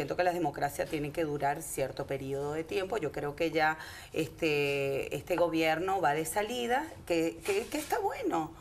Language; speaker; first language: Spanish; native; Spanish